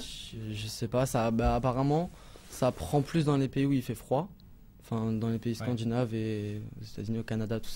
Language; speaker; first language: French; native; French